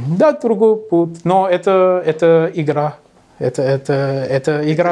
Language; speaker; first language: Russian; non-native, learner; English